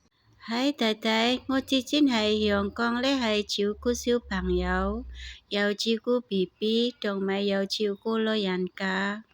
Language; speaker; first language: Cantonese; non-native, learner; Indonesian